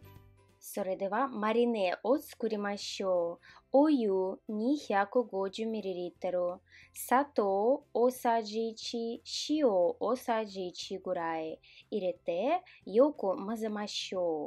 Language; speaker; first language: Japanese; non-native, fluent; Russian